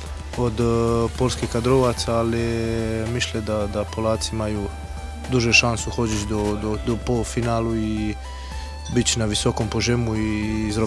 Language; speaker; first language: Polish; non-native, learner; Croatian